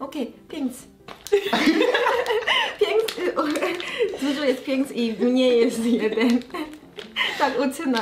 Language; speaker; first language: Polish; non-native, learner; Korean